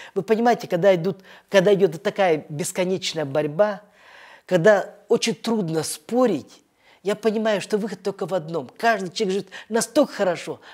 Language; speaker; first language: Russian; native; Russian